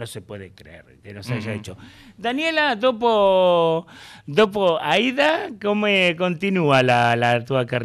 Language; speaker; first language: Spanish; native; Spanish